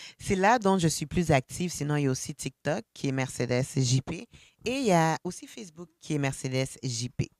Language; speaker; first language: French; early bilingual, other home language; Haitian Creole